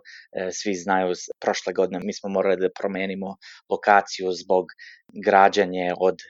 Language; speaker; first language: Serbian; early bilingual, heritage; Serbian